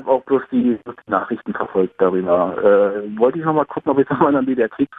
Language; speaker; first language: German; native; German